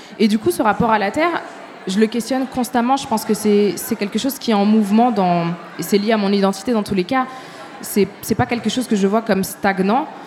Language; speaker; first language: French; early bilingual, other home language; Arabic